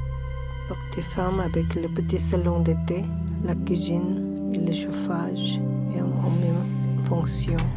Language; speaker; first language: French; non-native, learner; Korean